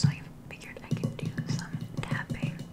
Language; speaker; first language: English; native; English